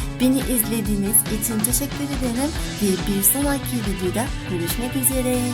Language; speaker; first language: Turkish; non-native, learner; Arabic